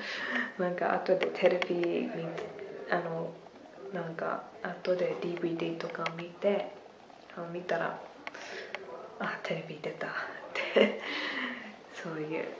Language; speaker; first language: Japanese; non-native, fluent; English